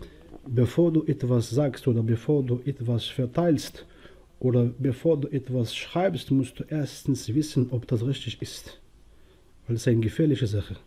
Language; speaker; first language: German; non-native, local second language; Arabic